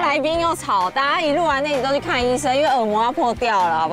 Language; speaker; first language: Chinese; native; Chinese